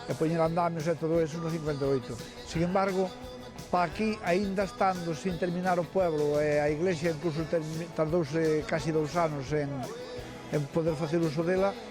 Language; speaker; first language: Galician; native; Galician